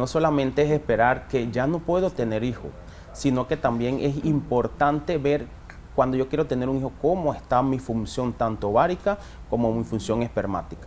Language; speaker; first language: Spanish; native; Spanish